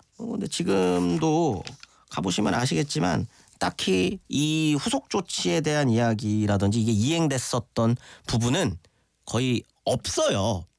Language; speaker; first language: Korean; native; Korean